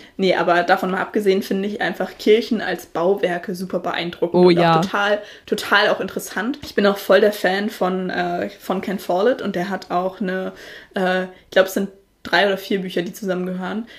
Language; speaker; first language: German; native; German